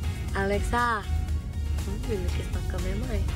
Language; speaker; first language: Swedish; non-native, fluent; Indonesian